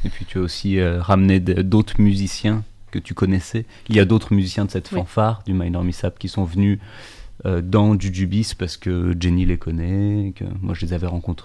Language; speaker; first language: French; native; French